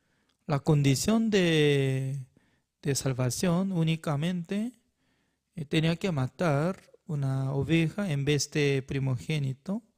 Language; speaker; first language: Spanish; non-native, fluent; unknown